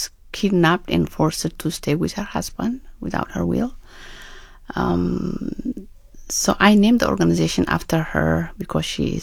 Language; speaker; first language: English; non-native, fluent; Oromo